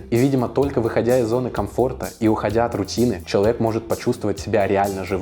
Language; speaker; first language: Russian; native; Russian